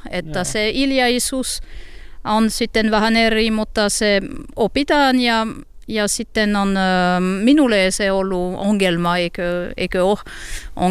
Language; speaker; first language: Finnish; non-native, learner; French